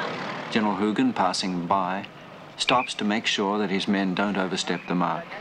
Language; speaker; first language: English; native; English